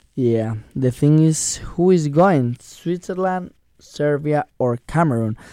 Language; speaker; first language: English; non-native, learner; Spanish